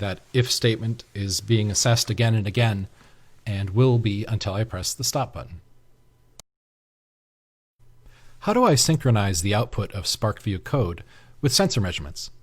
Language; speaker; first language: English; native; English